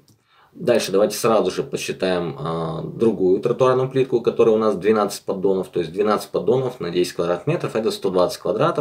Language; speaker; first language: Russian; native; Russian